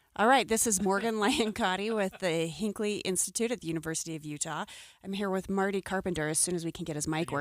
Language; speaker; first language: English; native; English